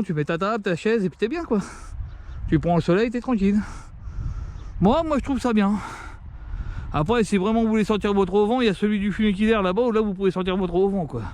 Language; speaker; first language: French; native; French